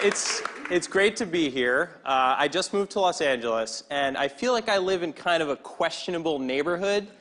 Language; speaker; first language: English; native; English